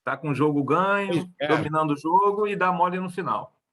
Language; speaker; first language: Portuguese; native; Portuguese